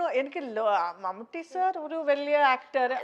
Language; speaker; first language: Malayalam; non-native, fluent; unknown